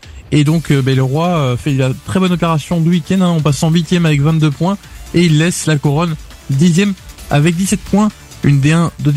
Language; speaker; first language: French; native; French